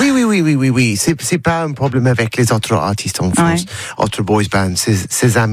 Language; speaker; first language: French; non-native, learner; English